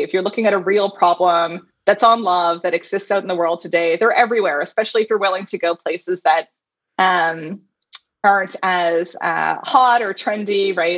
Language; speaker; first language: English; native; English